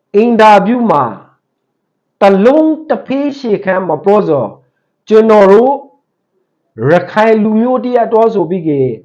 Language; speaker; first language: Burmese; native; Burmese